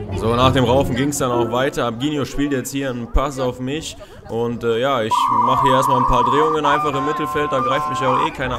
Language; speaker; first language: German; native; German